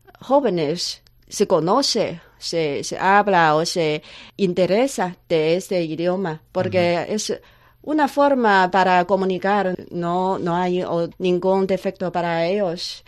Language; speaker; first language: Spanish; non-native, learner; Chinese